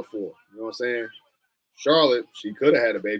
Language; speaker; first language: English; native; English